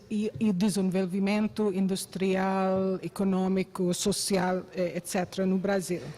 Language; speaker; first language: Portuguese; non-native, fluent; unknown